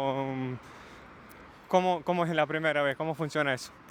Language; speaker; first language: Spanish; non-native, fluent; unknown